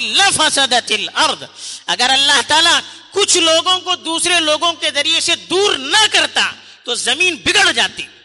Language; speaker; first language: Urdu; native; Urdu